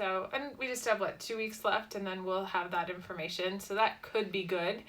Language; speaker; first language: English; native; English